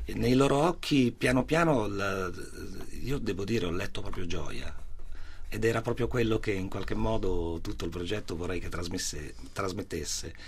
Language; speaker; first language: Italian; native; Italian